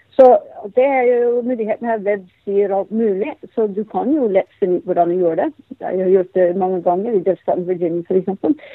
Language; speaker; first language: Norwegian; non-native, fluent; English